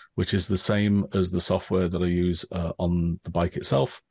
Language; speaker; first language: English; native; English